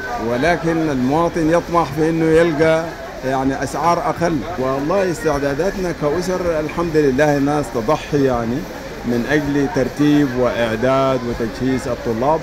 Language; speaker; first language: Arabic; native; Arabic